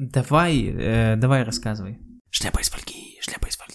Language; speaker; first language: Russian; native; Russian